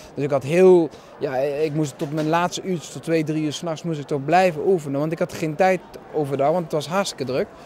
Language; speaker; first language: Dutch; non-native, fluent; Spanish